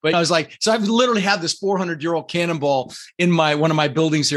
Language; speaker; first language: English; early bilingual, other home language; Dutch